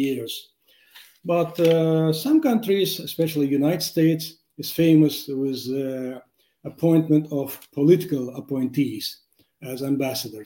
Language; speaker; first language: English; non-native, fluent; Uzbek